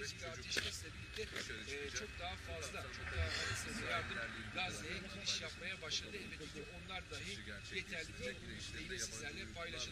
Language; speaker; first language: Turkish; native; Turkish